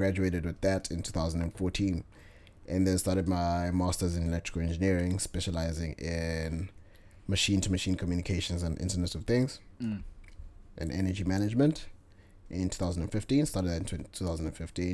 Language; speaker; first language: English; non-native, local second language; Bemba